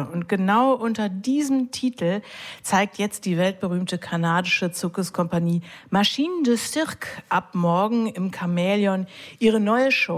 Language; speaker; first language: German; native; German